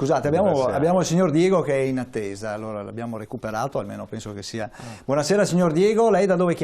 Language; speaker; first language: Italian; native; Italian